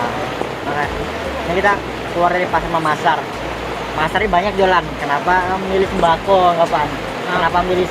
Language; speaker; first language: Indonesian; native; Indonesian